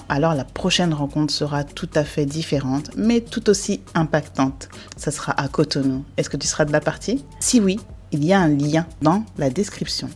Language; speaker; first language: French; native; French